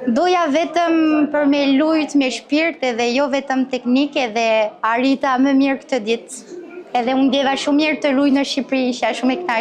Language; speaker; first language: Albanian; early bilingual, heritage; Albanian